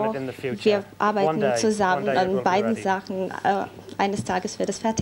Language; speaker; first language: German; non-native, learner; English